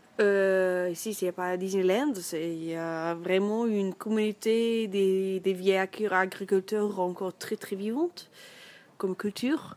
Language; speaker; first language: French; non-native, learner; German